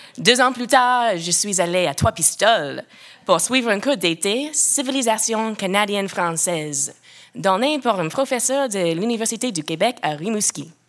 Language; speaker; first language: French; non-native, local second language; English